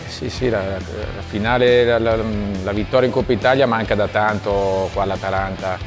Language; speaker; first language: Italian; native; Italian